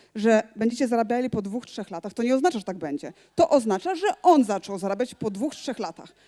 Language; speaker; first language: Polish; native; Polish